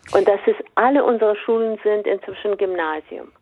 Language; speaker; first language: German; non-native, fluent; Persian